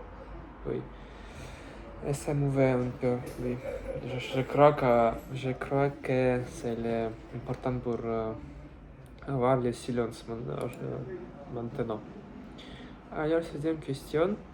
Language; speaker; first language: French; non-native, learner; Russian